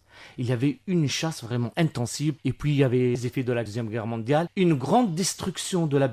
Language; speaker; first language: French; non-native, local second language; Arabic